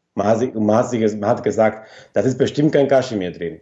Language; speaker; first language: German; non-native, fluent; Spanish